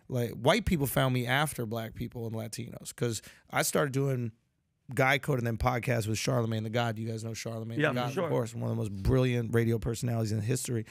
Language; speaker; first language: English; native; English